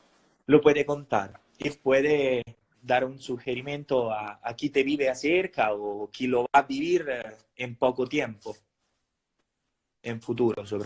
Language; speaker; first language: Spanish; non-native, fluent; Italian